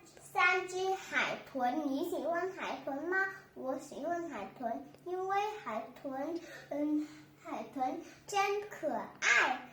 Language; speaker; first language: Chinese; non-native, learner; Vietnamese